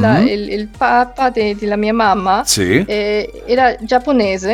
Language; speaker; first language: Italian; non-native, learner; Spanish